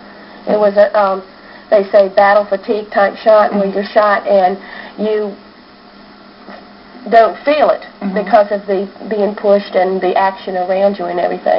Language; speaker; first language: English; native; English